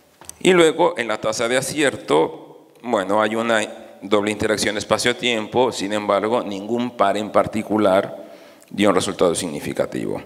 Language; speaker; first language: Spanish; native; Spanish